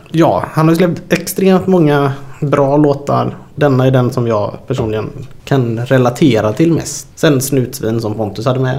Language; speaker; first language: Swedish; native; Swedish